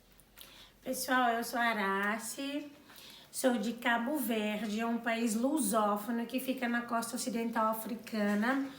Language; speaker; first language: Portuguese; non-native, local second language; Kabuverdianu